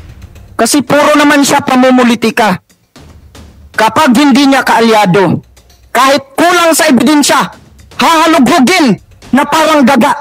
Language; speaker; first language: Filipino; native; Filipino